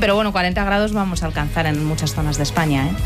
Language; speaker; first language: Spanish; native; Spanish